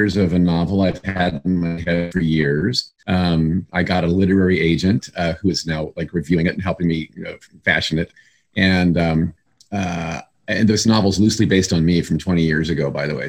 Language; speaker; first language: English; native; English